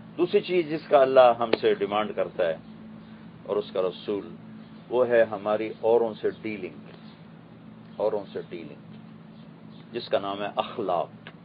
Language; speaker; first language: Urdu; non-native, local second language; Punjabi